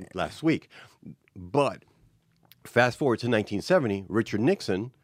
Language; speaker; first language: English; native; English